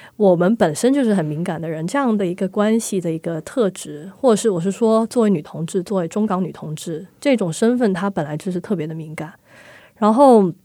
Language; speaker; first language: Chinese; non-native, local second language; Cantonese